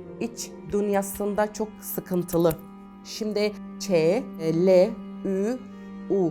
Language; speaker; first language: Turkish; non-native, fluent; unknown